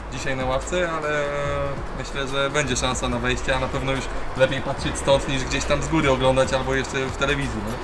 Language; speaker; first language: Polish; native; Polish